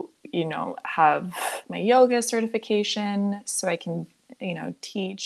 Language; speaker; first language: English; native; English